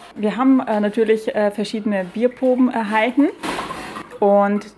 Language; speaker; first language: German; non-native, fluent; Lithuanian